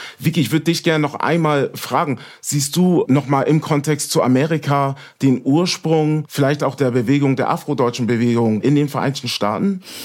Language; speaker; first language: German; native; German